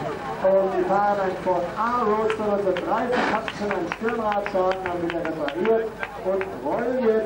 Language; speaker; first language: German; native; German